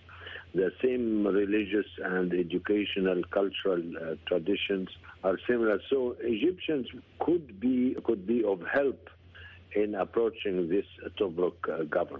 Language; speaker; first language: English; non-native, fluent; Arabic